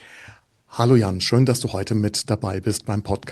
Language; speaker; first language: German; native; German